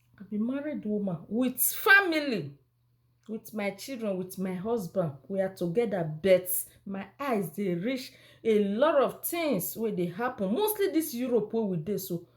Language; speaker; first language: Nigerian Pidgin; non-native, local second language; Bini